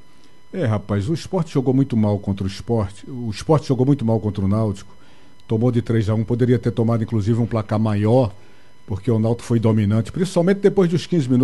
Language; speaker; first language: Portuguese; native; Portuguese